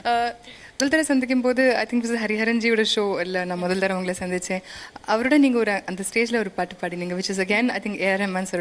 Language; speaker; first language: Tamil; native; Tamil